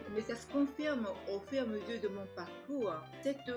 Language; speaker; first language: French; non-native, fluent; Japanese